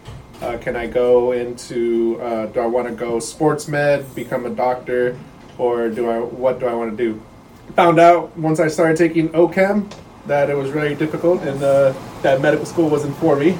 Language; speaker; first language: English; native; English